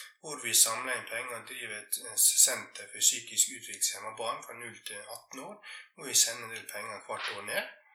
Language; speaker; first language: Norwegian; native; Norwegian